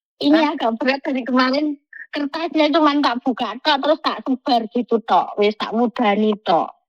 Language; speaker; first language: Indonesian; non-native, local second language; Javanese